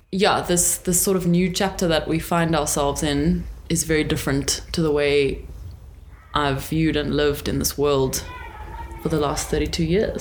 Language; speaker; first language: English; native; English